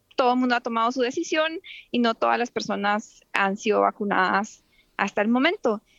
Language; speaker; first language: Spanish; native; Spanish